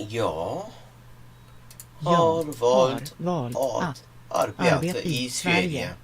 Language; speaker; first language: Swedish; non-native, learner; English